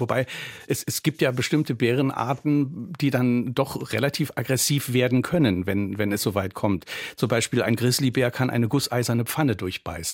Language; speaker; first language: German; native; German